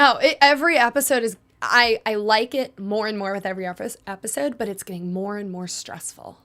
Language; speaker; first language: English; native; English